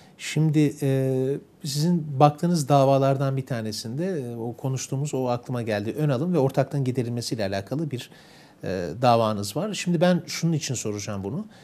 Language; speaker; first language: Turkish; native; Turkish